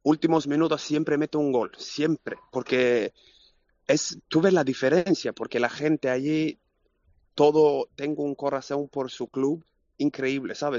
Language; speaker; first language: Spanish; non-native, learner; Swedish